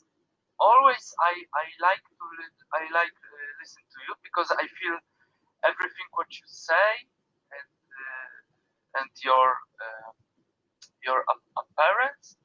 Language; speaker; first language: English; non-native, learner; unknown